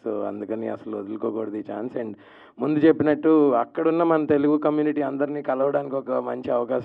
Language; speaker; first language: Telugu; native; Telugu